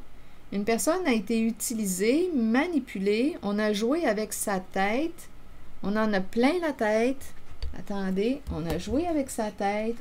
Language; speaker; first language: French; native; French